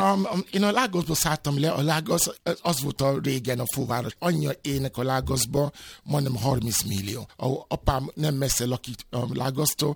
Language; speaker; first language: Hungarian; non-native, fluent; Yoruba